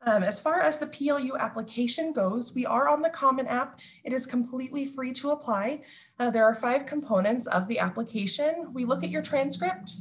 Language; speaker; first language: English; native; English